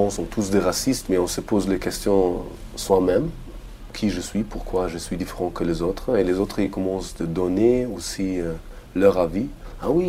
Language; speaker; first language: French; non-native, fluent; German